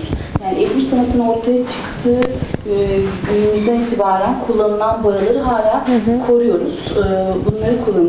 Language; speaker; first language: Turkish; native; Turkish